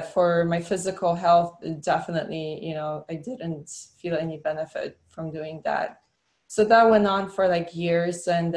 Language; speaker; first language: English; non-native, fluent; Polish